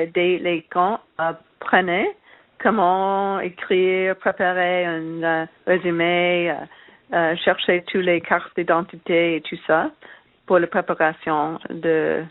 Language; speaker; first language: French; non-native, learner; English